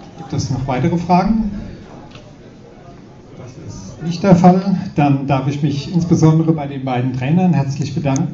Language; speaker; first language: German; native; German